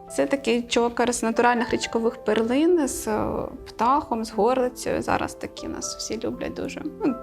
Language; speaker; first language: Ukrainian; native; Ukrainian